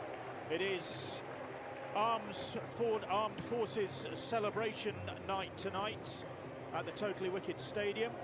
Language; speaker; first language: English; native; English